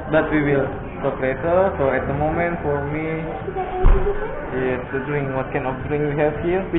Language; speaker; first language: English; non-native, learner; Javanese